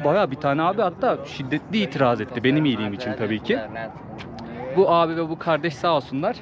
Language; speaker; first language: Turkish; native; Turkish